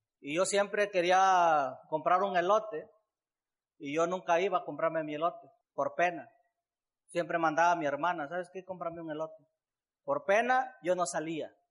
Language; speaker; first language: Spanish; native; Spanish